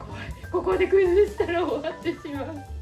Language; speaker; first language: Japanese; native; Japanese